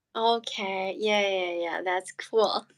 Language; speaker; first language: English; non-native, learner; Chinese